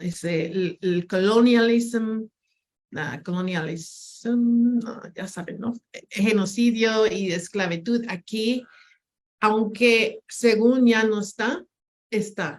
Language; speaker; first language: Spanish; non-native, fluent; English